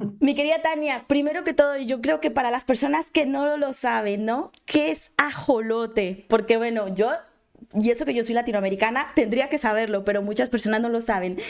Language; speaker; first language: Spanish; native; Spanish